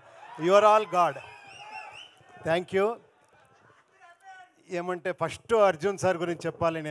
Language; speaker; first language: Telugu; non-native, local second language; Kannada